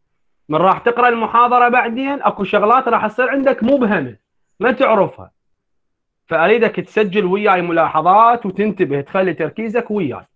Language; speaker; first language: Arabic; native; Arabic